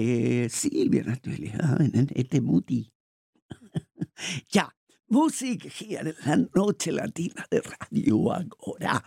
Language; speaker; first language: German; non-native, learner; Spanish